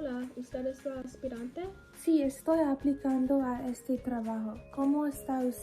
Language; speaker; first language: Spanish; non-native, learner; English